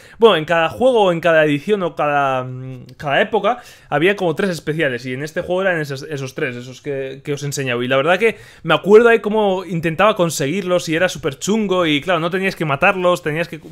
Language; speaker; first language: Spanish; native; Spanish